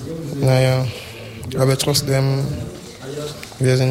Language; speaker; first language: German; non-native, learner; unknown